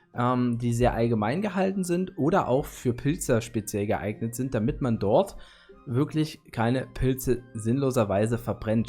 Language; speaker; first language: German; native; German